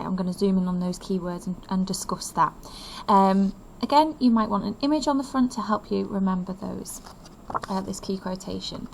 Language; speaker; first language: English; native; English